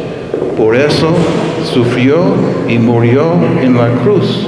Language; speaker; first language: Spanish; non-native, fluent; English